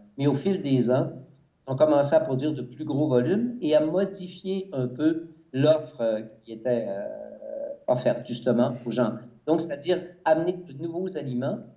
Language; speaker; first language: French; native; French